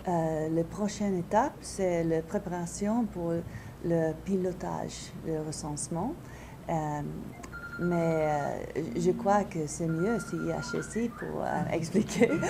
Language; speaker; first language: French; non-native, learner; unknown